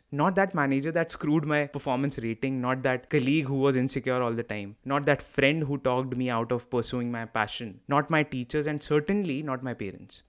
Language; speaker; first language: English; non-native, local second language; Hindi